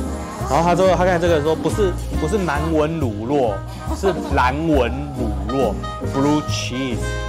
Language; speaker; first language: Chinese; native; Chinese